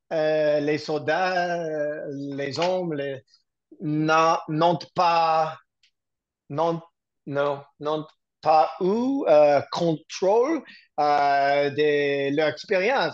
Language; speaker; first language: French; non-native, learner; English